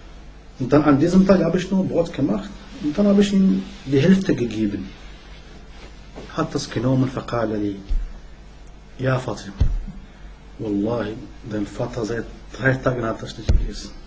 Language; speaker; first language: German; non-native, learner; Arabic